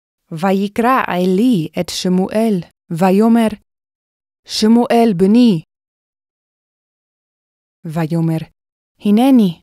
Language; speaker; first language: Hebrew; non-native, fluent; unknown